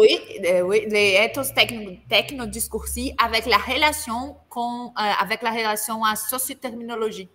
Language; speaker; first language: French; non-native, learner; Portuguese